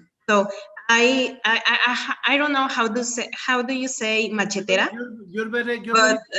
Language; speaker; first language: English; non-native, learner; Spanish